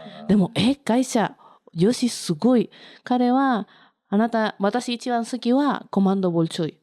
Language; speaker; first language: Japanese; non-native, learner; Spanish